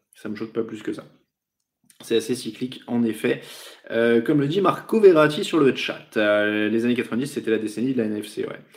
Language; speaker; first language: French; native; French